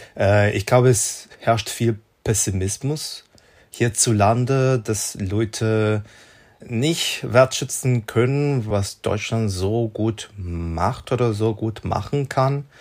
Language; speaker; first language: German; non-native, fluent; Spanish